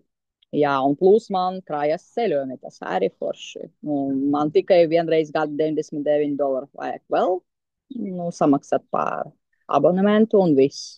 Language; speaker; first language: Latvian; non-native, local second language; Russian